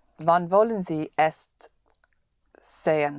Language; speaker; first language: German; non-native, learner; English